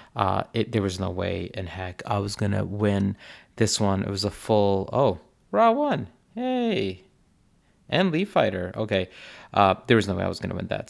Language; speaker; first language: English; native; English